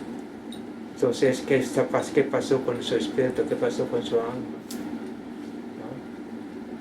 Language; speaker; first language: Spanish; non-native, learner; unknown